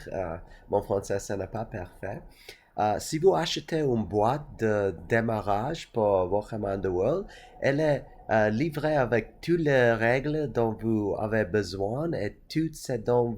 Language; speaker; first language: French; non-native, learner; English